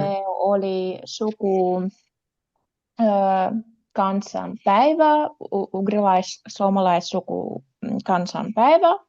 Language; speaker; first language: Finnish; non-native, learner; Russian